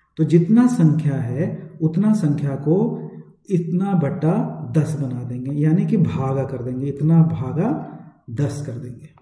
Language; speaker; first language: Hindi; native; Hindi